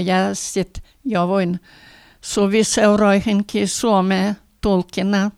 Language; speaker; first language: Finnish; early bilingual, heritage; Finnish